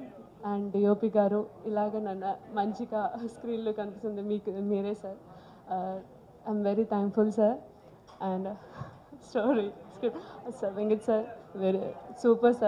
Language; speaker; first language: Telugu; non-native, learner; Malayalam